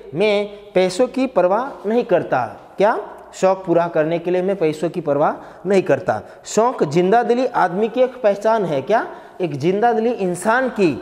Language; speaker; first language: Hindi; non-native, local second language; Gujarati